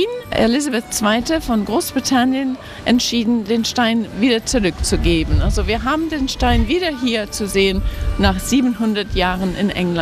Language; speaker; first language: German; non-native, fluent; English